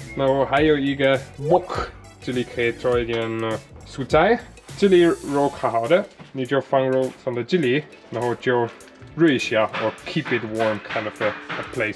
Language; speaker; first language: Chinese; non-native, fluent; German